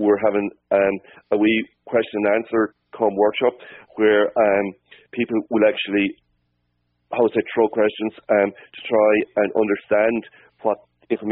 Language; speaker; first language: English; native; English